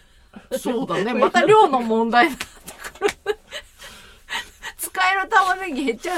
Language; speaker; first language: Japanese; native; Japanese